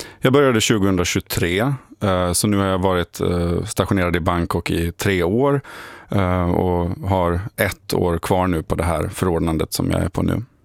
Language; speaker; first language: Swedish; native; Swedish